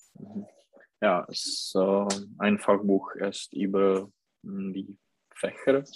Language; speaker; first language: German; non-native, learner; Czech